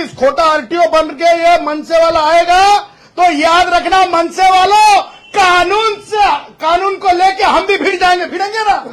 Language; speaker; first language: Hindi; non-native, local second language; Marathi